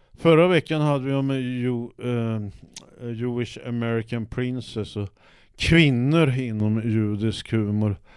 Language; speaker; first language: Swedish; native; Swedish